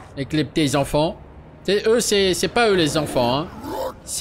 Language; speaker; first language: French; native; French